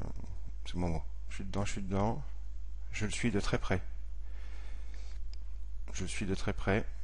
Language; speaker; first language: French; native; French